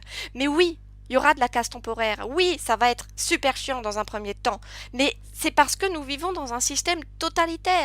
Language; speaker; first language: French; native; French